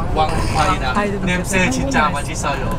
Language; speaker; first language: Korean; non-native, fluent; Thai